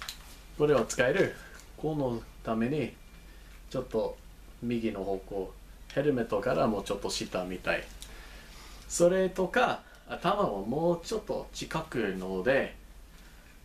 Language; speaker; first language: Japanese; non-native, learner; English